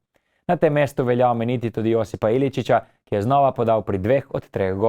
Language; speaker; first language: Slovenian; native; Slovenian